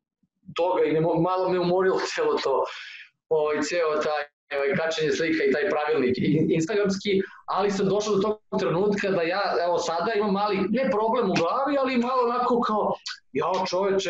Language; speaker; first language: Serbian; native; Serbian